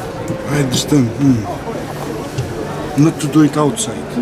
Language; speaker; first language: English; non-native, learner; Greek